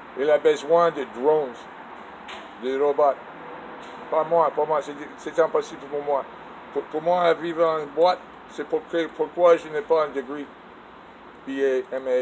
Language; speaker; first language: French; non-native, learner; English